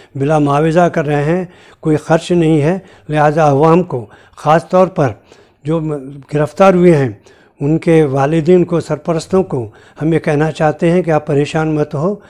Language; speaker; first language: Hindi; non-native, local second language; Urdu